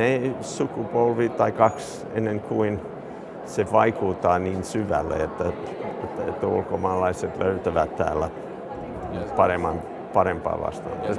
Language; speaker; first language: Finnish; non-native, fluent; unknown